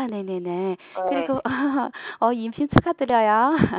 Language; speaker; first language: Korean; non-native, fluent; Chinese